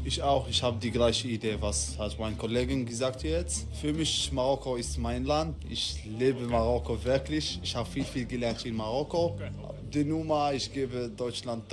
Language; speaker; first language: German; non-native, fluent; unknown